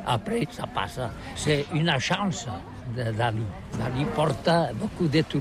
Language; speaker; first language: French; non-native, learner; Catalan